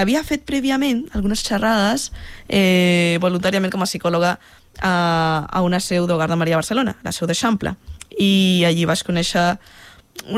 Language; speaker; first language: Catalan; non-native, fluent; Spanish